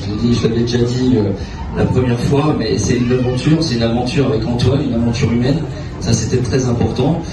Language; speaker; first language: French; native; French